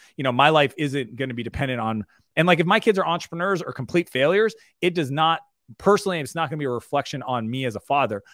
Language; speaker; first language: English; native; English